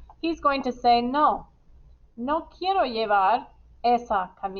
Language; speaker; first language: Spanish; non-native, fluent; English